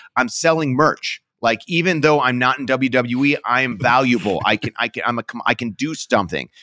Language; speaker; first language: English; native; English